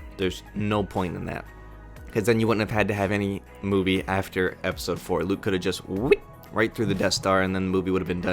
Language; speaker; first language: English; native; English